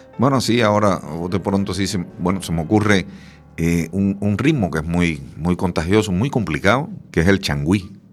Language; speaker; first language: Spanish; native; Spanish